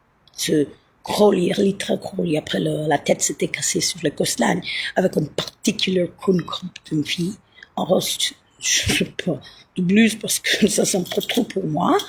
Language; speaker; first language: French; non-native, learner; Italian